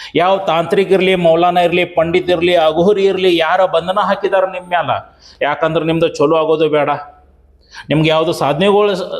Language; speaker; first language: Kannada; native; Kannada